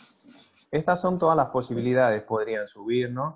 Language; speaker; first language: Spanish; native; Spanish